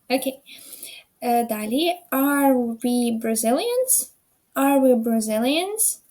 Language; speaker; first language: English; non-native, fluent; Ukrainian